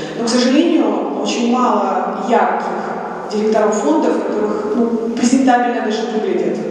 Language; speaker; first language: Russian; non-native, local second language; Ukrainian